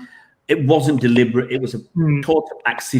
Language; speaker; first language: English; native; English